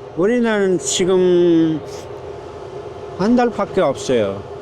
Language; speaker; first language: Korean; non-native, learner; Nepali